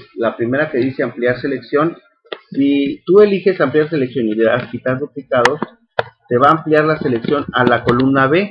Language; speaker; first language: Spanish; native; Spanish